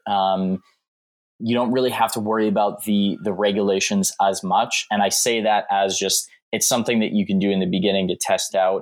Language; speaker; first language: English; native; English